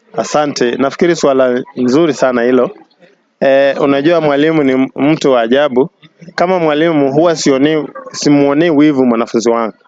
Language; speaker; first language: Swahili; non-native, local second language; Luyia